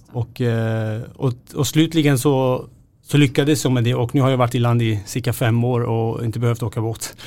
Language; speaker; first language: Swedish; native; Swedish